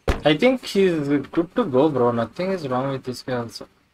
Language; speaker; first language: English; non-native, local second language; Kannada